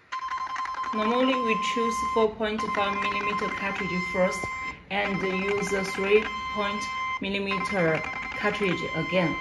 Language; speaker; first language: English; non-native, learner; Chinese